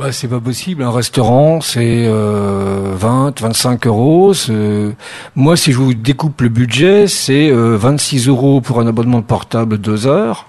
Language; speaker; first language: French; native; French